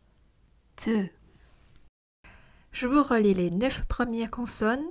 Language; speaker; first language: French; non-native, fluent; Korean